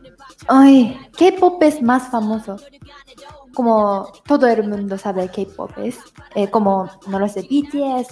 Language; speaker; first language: Spanish; non-native, learner; Japanese